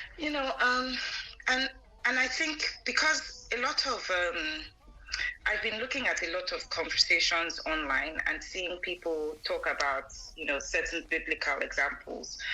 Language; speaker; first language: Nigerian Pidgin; non-native, local second language; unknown